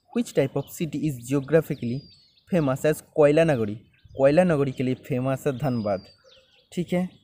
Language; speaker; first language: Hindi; non-native, local second language; Bangla